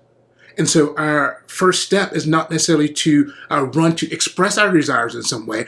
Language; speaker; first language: English; native; English